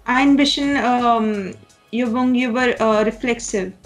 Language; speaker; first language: German; non-native, learner; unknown